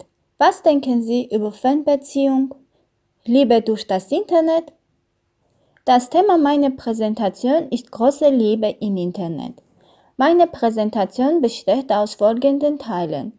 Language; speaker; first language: German; non-native, learner; Armenian